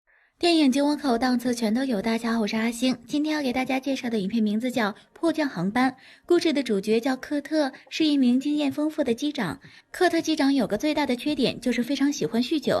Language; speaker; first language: Chinese; native; Chinese